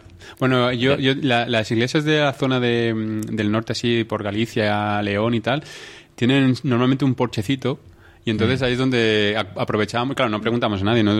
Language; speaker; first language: Spanish; native; Spanish